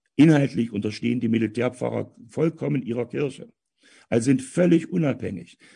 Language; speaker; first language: German; native; German